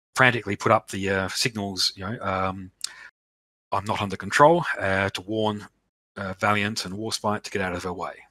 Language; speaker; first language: English; native; English